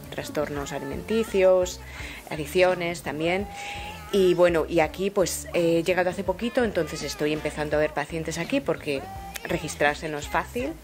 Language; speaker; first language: Spanish; native; Spanish